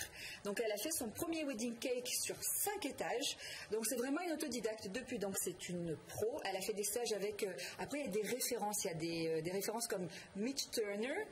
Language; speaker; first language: French; native; French